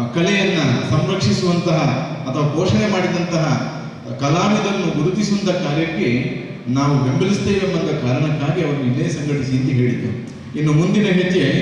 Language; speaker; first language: Kannada; non-native, local second language; Tulu